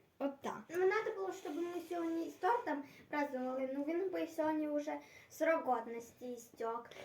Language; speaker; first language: Ukrainian; non-native, local second language; Russian